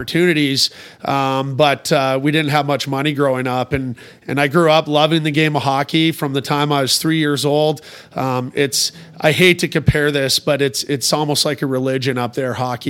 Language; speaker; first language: English; native; English